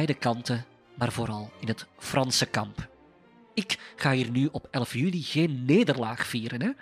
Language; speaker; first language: Dutch; native; Dutch